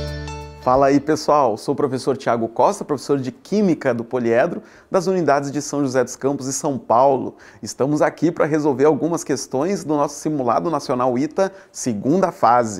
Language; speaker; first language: Portuguese; native; Portuguese